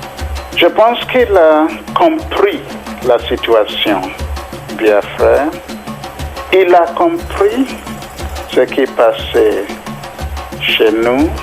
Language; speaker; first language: French; non-native, fluent; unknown